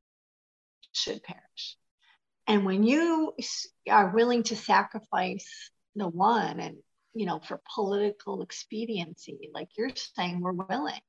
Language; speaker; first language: English; native; English